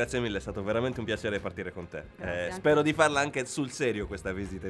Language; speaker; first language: Italian; native; Italian